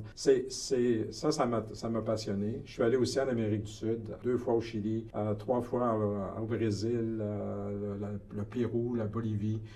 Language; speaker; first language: French; native; French